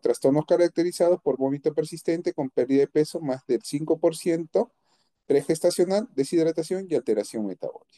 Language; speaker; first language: Spanish; native; Spanish